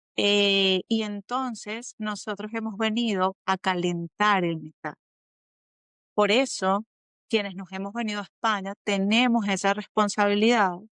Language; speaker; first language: Spanish; native; Spanish